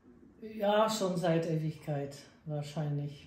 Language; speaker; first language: German; non-native, fluent; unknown